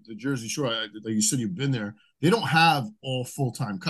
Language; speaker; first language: English; native; English